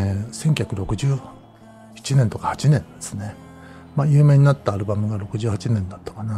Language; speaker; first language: Japanese; native; Japanese